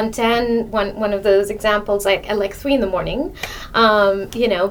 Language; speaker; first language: English; non-native, local second language; Hindi